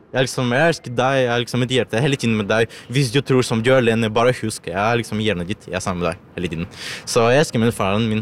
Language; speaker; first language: Norwegian; non-native, learner; Ukrainian